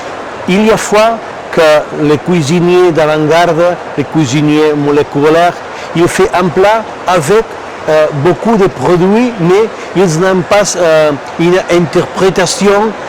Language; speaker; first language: French; non-native, learner; Catalan